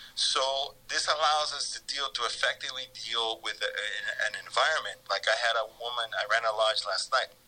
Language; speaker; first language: English; early bilingual, other home language; Spanish